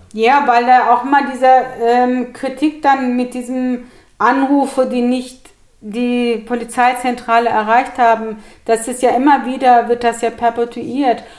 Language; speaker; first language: German; early bilingual, other home language; Turkish